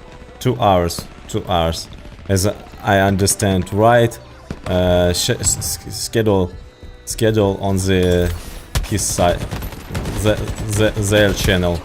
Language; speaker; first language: English; non-native, learner; Ukrainian